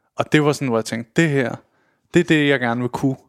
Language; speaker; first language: Danish; native; Danish